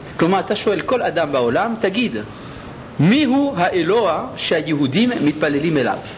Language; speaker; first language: Hebrew; early bilingual, other home language; French